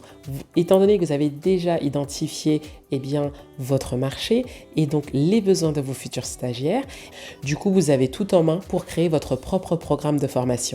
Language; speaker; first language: French; native; French